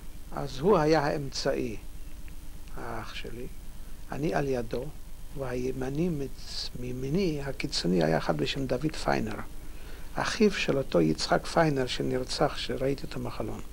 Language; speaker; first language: Hebrew; non-native, fluent; Polish